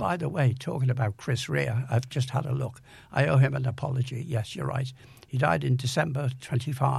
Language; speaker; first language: English; native; English